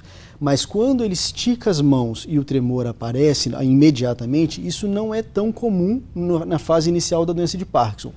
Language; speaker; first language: Portuguese; native; Portuguese